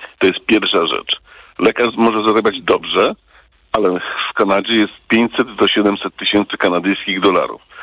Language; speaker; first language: Polish; early bilingual, heritage; Polish